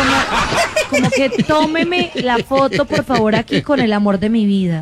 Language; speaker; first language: Spanish; native; Spanish